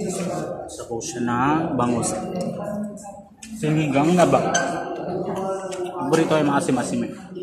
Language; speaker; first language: Filipino; native; Filipino